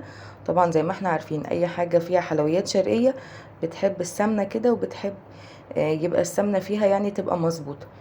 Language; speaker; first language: Arabic; native; Arabic